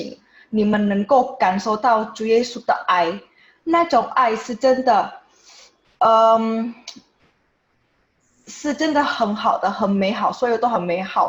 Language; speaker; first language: Chinese; non-native, fluent; Indonesian